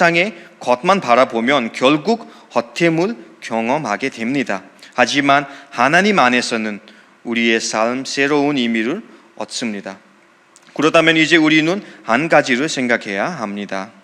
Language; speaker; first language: Korean; non-native, fluent; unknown